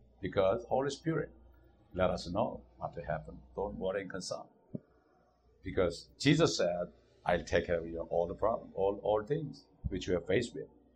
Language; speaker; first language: English; non-native, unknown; Korean